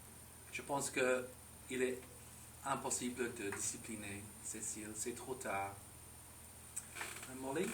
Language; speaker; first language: French; non-native, fluent; English